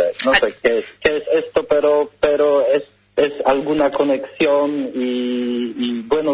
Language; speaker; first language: Spanish; non-native, learner; Polish